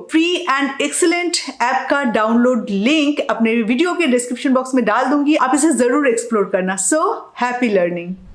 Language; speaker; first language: Hindi; non-native, local second language; Bangla